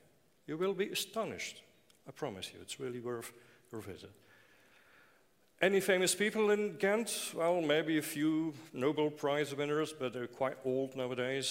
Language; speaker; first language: English; non-native, fluent; Dutch